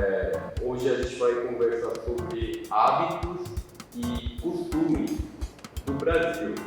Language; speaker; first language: Portuguese; non-native, fluent; Korean